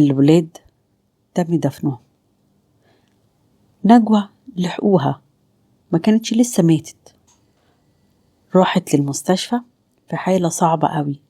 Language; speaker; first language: Arabic; native; Arabic